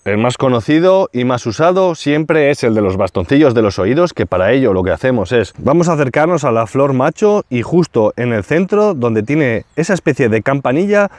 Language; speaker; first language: Spanish; native; Spanish